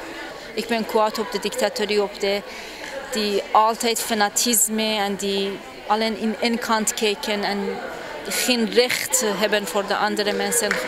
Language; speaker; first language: Dutch; non-native, fluent; Persian